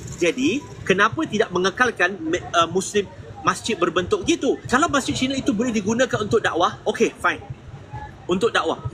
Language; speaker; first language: Malay; non-native, local second language; Chinese